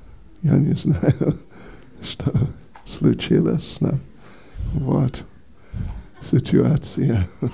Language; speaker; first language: Russian; non-native, learner; English